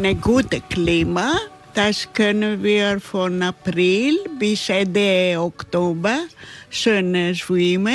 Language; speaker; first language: German; non-native, learner; Greek